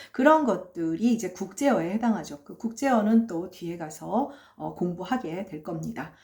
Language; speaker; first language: Korean; native; Korean